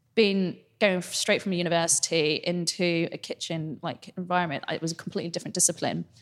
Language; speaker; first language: English; native; English